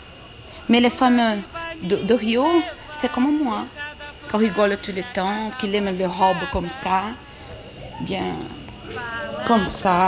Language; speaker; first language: French; non-native, learner; Portuguese